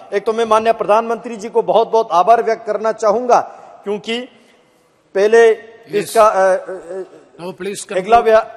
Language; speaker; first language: Hindi; native; Hindi